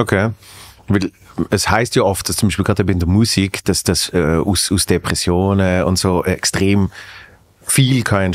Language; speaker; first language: German; native; German